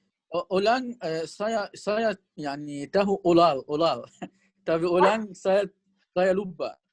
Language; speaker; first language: Indonesian; non-native, learner; Arabic